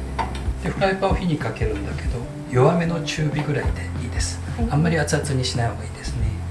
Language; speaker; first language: Japanese; native; Japanese